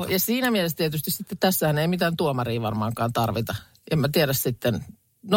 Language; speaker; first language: Finnish; native; Finnish